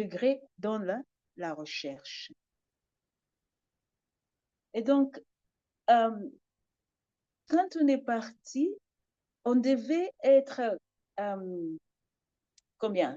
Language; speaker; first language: French; non-native, fluent; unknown